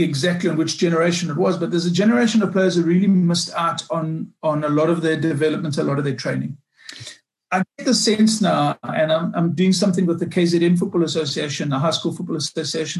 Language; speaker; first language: English; native; English